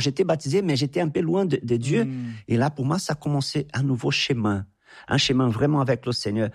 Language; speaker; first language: French; non-native, fluent; Portuguese